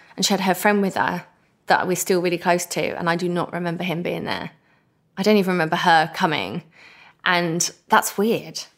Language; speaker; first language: English; native; English